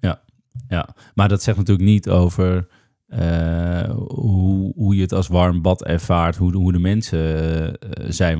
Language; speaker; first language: Dutch; native; Dutch